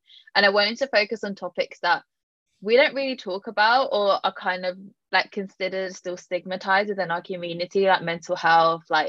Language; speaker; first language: English; native; English